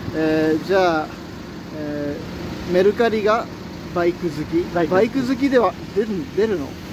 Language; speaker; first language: Japanese; native; Japanese